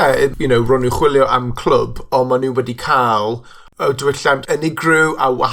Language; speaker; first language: Welsh; non-native, local second language; English